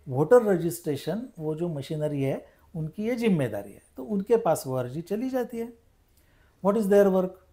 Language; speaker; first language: Hindi; non-native, local second language; Marathi